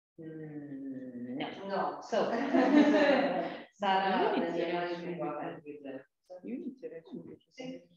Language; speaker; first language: English; non-native, learner; Italian